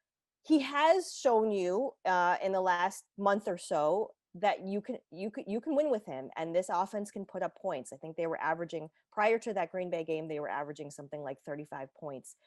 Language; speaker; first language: English; native; English